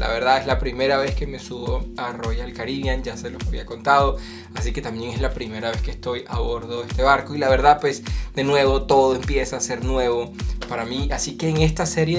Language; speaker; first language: Spanish; native; Spanish